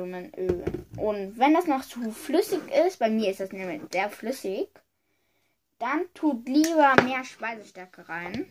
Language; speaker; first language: German; early bilingual, other home language; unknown